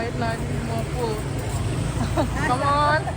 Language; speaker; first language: English; non-native, learner; Indonesian